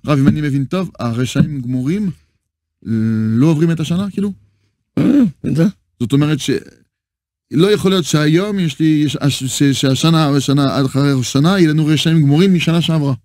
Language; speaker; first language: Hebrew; non-native, fluent; French